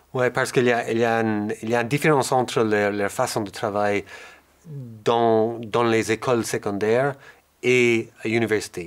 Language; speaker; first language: French; non-native, fluent; English